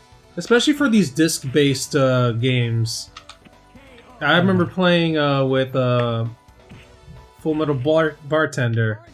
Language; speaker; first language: English; native; English